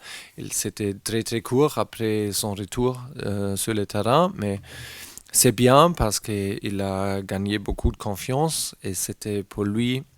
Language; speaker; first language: French; non-native, learner; German